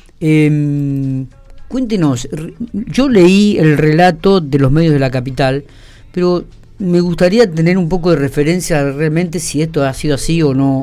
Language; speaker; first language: Spanish; native; Spanish